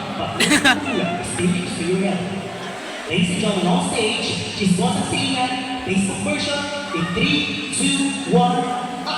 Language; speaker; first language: English; non-native, local second language; Cebuano